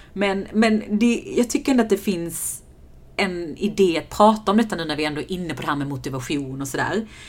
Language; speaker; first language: Swedish; early bilingual, other home language; Persian